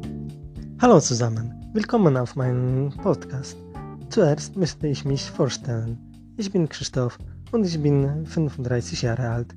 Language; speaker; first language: German; non-native, fluent; Polish